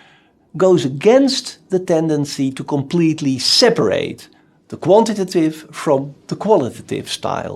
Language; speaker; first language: English; non-native, fluent; Dutch